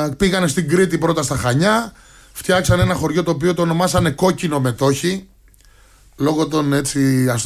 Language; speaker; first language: Greek; native; Greek